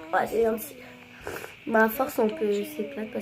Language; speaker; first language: French; native; French